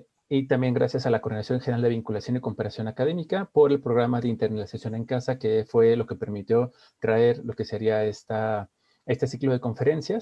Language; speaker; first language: Spanish; native; Spanish